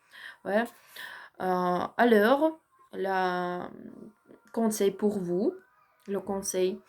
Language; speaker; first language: French; non-native, learner; Ukrainian